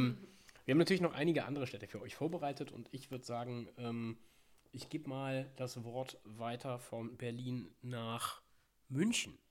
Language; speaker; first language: German; native; German